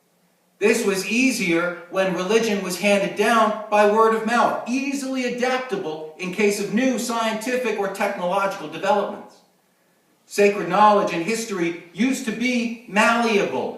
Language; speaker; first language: English; native; English